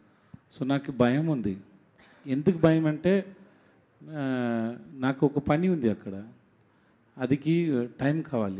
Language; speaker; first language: Telugu; non-native, learner; Tamil